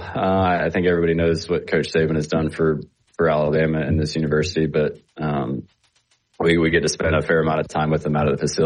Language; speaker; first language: English; native; English